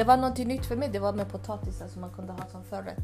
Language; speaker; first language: Swedish; early bilingual, other home language; Spanish